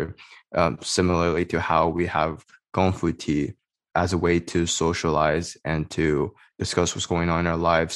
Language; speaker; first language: English; native; English